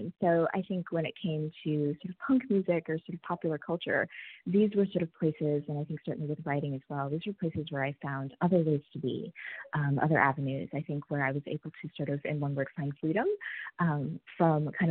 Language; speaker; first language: English; native; English